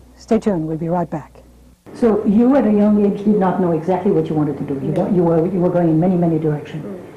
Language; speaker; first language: English; non-native, fluent; French